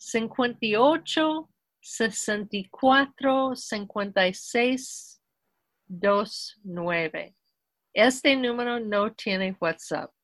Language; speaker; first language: Spanish; non-native, fluent; English